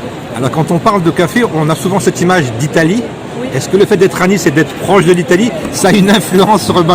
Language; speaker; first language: French; native; French